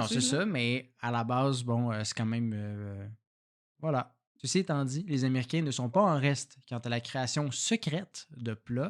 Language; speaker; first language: French; native; French